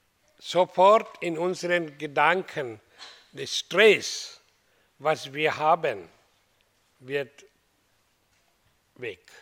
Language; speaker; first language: German; non-native, fluent; Hindi